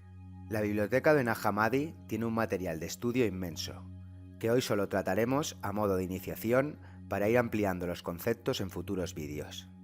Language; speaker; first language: Spanish; native; Spanish